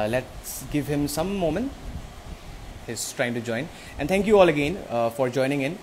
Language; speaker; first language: English; non-native, local second language; Assamese